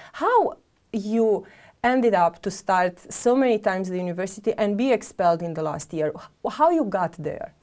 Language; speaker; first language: English; non-native, fluent; Romanian